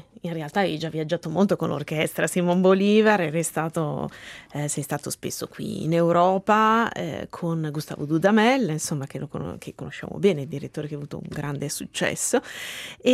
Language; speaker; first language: Italian; native; Italian